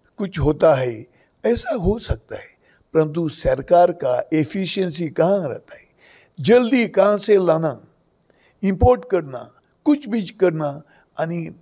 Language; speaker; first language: Hindi; non-native, local second language; Konkani